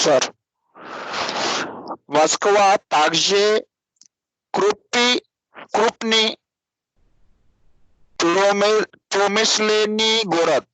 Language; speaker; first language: Russian; non-native, learner; Hindi